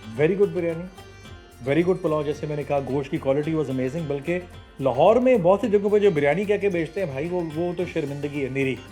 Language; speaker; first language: Urdu; native; Urdu